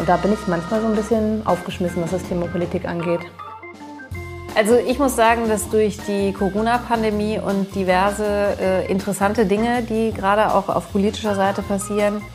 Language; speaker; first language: German; early bilingual, other home language; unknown